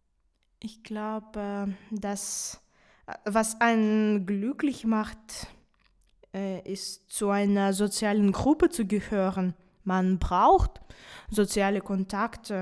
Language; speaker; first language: German; non-native, fluent; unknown